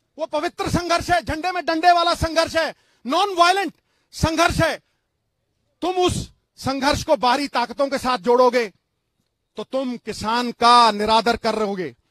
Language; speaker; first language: Hindi; non-native, local second language; Punjabi